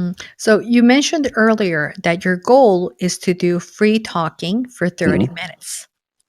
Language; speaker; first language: English; non-native, fluent; Korean